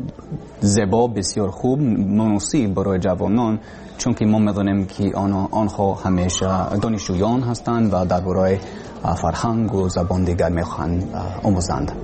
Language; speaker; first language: Persian; non-native, learner; English